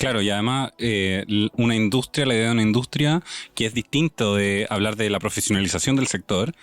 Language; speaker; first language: Spanish; native; Spanish